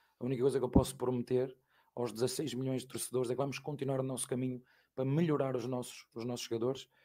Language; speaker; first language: Portuguese; native; Portuguese